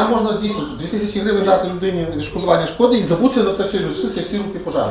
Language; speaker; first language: Ukrainian; native; Ukrainian